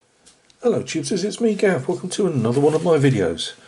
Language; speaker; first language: English; native; English